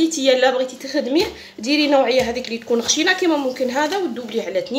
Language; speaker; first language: Arabic; native; Arabic